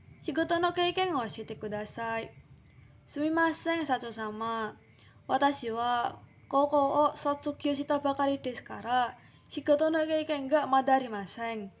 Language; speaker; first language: Japanese; non-native, learner; Indonesian